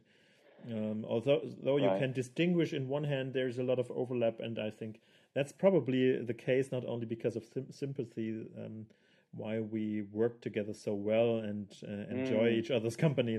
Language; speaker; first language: English; non-native, fluent; German